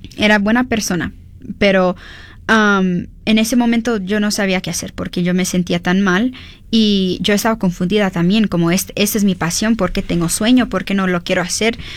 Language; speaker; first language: Spanish; early bilingual, heritage; Spanish